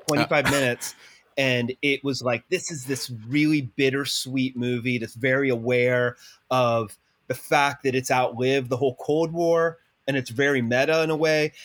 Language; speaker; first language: English; native; English